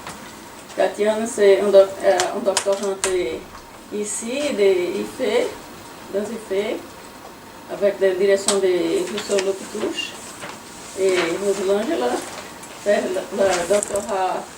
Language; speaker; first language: French; non-native, learner; Portuguese